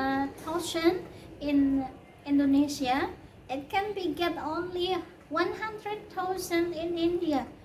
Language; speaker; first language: English; non-native, learner; Indonesian